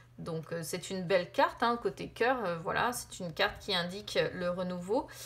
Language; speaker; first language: French; native; French